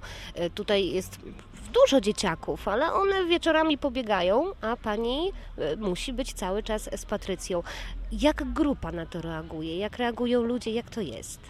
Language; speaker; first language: Polish; native; Polish